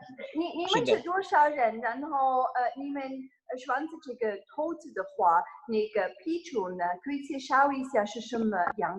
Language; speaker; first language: Chinese; non-native, fluent; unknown